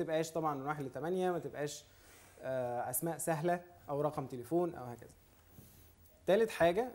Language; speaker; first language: Arabic; native; Arabic